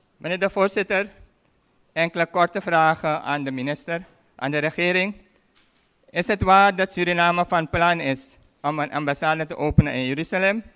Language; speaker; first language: Dutch; native; Dutch